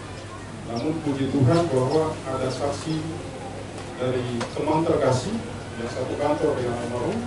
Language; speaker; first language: Indonesian; native; Indonesian